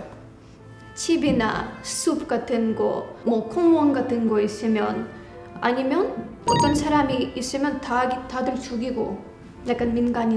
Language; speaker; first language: Korean; non-native, fluent; Ukrainian